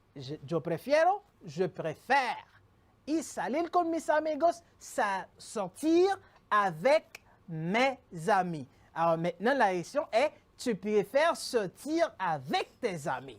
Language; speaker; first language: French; non-native, fluent; Spanish